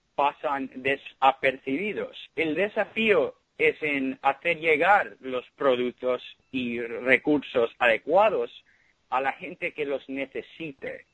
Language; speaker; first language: Spanish; early bilingual, heritage; Spanish